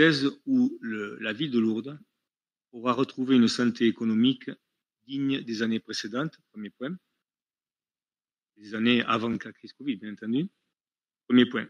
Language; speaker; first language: French; native; French